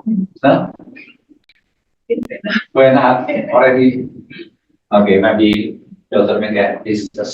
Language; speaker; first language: English; non-native, learner; Indonesian